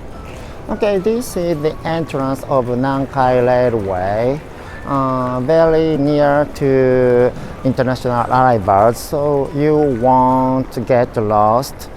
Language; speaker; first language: English; non-native, learner; Japanese